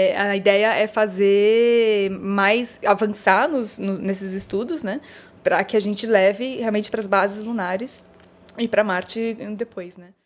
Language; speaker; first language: Portuguese; early bilingual, heritage; Portuguese